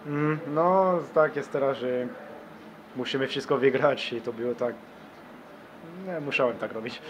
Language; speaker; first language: Polish; non-native, learner; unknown